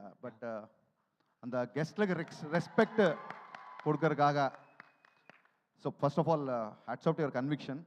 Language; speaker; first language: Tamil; non-native, learner; Telugu